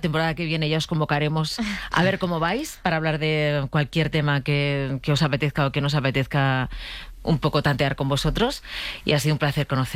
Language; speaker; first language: Spanish; native; Spanish